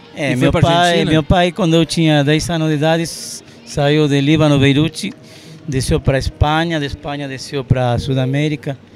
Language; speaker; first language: Portuguese; non-native, fluent; Arabic